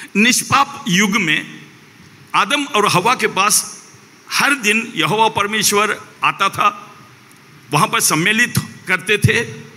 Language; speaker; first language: Hindi; non-native, local second language; Malayalam